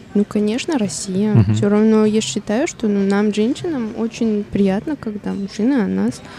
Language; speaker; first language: Russian; non-native, fluent; Spanish